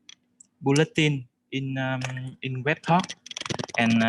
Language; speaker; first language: English; non-native, learner; Vietnamese